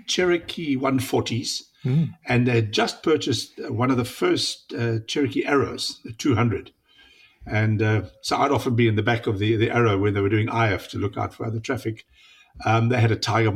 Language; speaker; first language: English; native; English